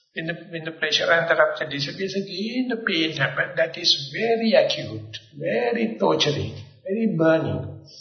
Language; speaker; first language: English; non-native, local second language; Sinhala